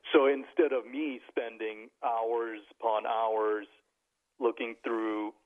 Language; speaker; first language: English; native; English